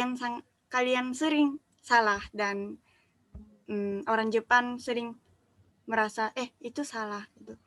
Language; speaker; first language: Indonesian; non-native, fluent; Japanese